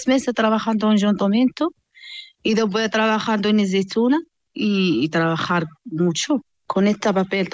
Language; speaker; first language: Spanish; non-native, learner; Arabic